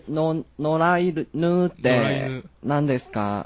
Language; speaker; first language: Japanese; non-native, learner; Chinese